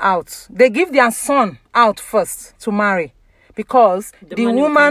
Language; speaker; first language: English; non-native, local second language; Yoruba